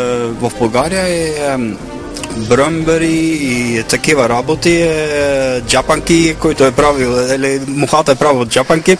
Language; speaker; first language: Bulgarian; non-native, fluent; Norwegian